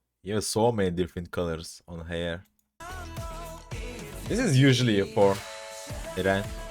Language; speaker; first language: English; non-native, learner; Turkish